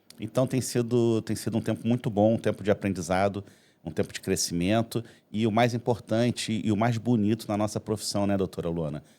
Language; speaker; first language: Portuguese; native; Portuguese